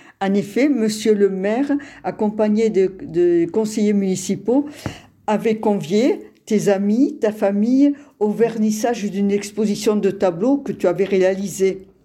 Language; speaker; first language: French; native; French